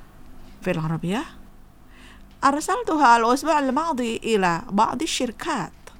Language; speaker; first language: Arabic; non-native, fluent; Indonesian